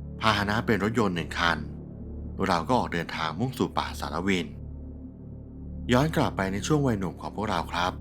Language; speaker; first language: Thai; native; Thai